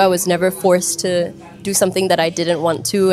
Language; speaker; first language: English; native; English